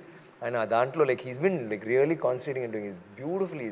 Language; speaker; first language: Telugu; non-native, local second language; Tamil